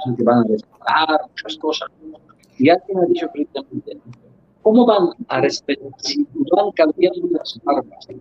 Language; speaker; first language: Spanish; non-native, fluent; Polish